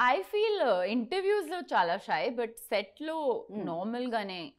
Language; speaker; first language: Telugu; non-native, learner; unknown